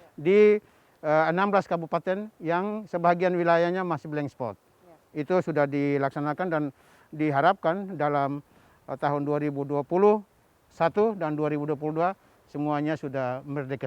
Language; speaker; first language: Indonesian; native; Indonesian